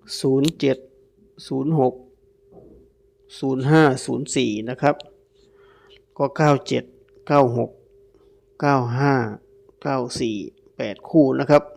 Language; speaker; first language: Thai; native; Thai